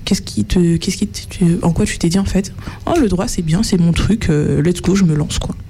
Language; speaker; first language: French; native; French